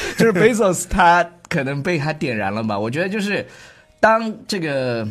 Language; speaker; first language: Chinese; native; Chinese